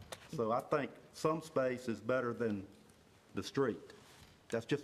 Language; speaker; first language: English; native; English